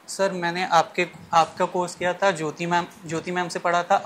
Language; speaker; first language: Hindi; native; Hindi